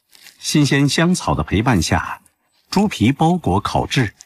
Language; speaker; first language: Chinese; native; Chinese